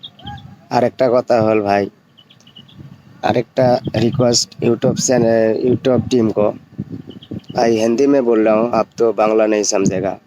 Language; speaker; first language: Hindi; non-native, local second language; Bangla